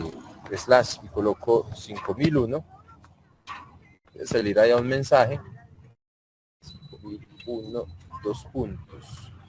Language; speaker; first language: Spanish; native; Spanish